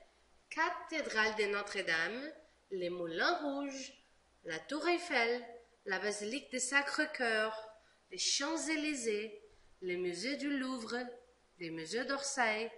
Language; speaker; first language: French; non-native, fluent; Portuguese